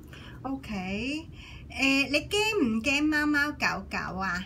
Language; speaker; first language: Cantonese; native; Cantonese